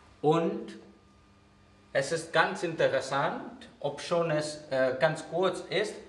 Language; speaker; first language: German; non-native, fluent; Greek